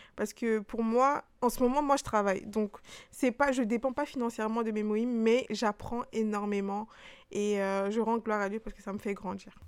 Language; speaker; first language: French; early bilingual, other home language; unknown